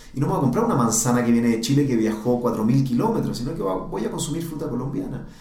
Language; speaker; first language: Spanish; native; Spanish